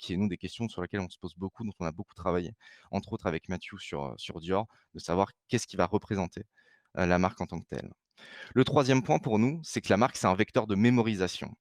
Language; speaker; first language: French; native; French